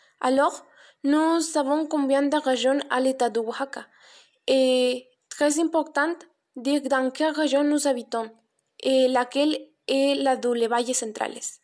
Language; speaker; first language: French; non-native, learner; Spanish